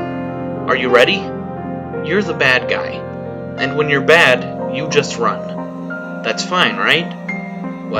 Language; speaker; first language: English; native; English